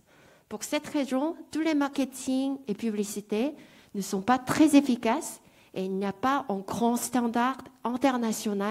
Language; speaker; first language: French; non-native, fluent; Korean